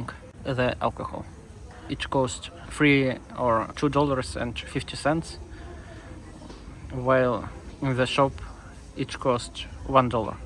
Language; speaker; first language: English; non-native, learner; Russian